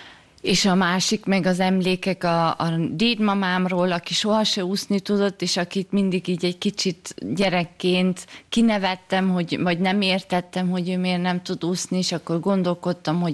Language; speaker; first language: Hungarian; early bilingual, heritage; German